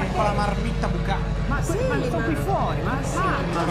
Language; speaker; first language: Italian; native; Italian